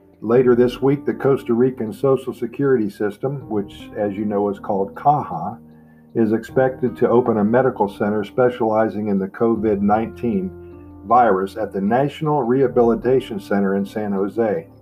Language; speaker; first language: English; native; English